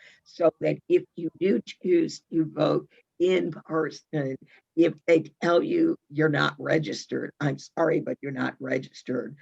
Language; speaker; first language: English; native; English